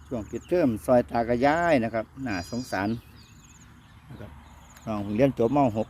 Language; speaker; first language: Thai; non-native, local second language; Northeastern Thai